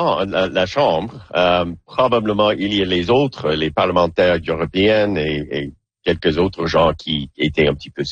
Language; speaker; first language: French; non-native, fluent; English